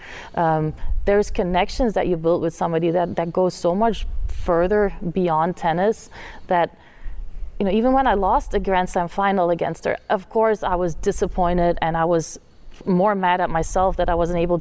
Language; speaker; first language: English; non-native, fluent; Dutch